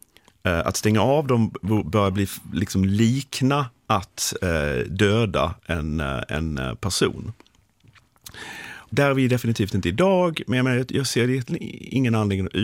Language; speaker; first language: Swedish; native; Swedish